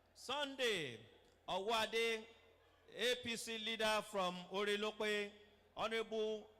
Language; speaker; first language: English; non-native, local second language; Yoruba